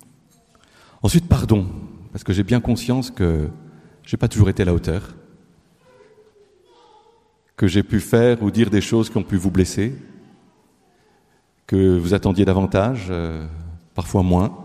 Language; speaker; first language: French; native; French